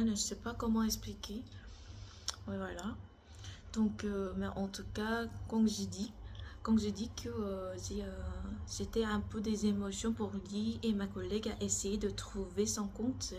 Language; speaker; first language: French; non-native, learner; Korean